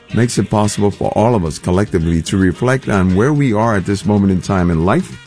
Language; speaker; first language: English; non-native, local second language; Spanish